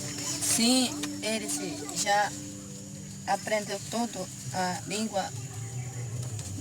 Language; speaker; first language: Portuguese; non-native, local second language; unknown